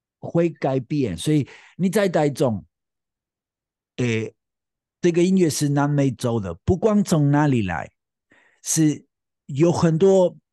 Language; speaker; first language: Chinese; non-native, learner; Spanish